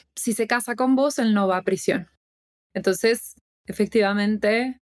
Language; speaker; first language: Spanish; native; Spanish